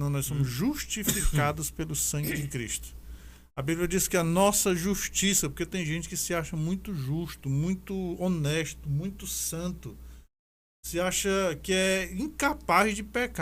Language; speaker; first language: Portuguese; native; Portuguese